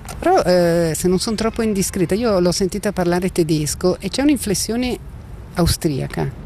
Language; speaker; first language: Italian; native; Italian